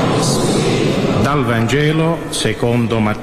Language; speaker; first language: Italian; native; Italian